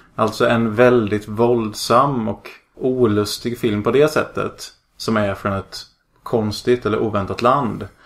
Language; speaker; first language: Swedish; native; Swedish